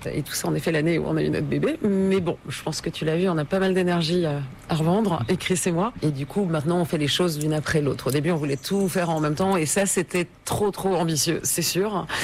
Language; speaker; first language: French; native; French